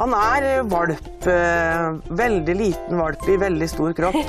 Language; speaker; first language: Norwegian; native; Norwegian